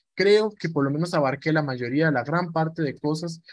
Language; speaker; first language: Spanish; native; Spanish